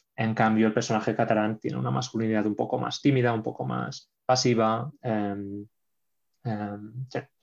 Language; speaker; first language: Spanish; non-native, local second language; Catalan